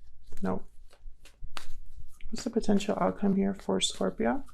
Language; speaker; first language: English; native; English